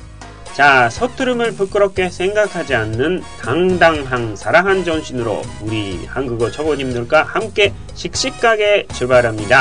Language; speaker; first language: Korean; non-native, fluent; Japanese